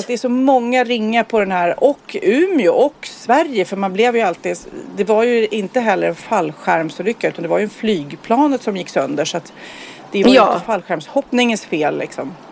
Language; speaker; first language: Swedish; native; Swedish